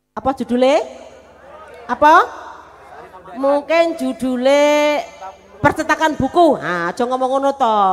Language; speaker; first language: Indonesian; non-native, local second language; Javanese